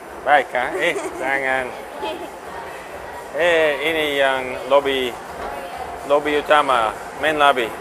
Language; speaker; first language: Indonesian; non-native, fluent; English